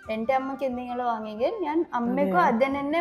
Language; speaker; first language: Malayalam; non-native, learner; Kannada